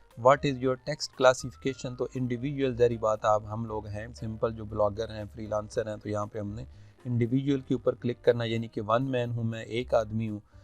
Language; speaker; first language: Urdu; non-native, local second language; Punjabi